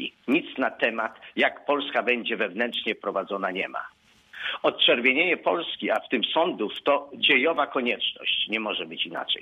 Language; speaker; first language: Polish; native; Polish